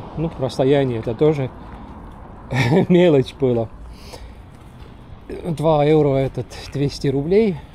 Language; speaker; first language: Russian; non-native, learner; Estonian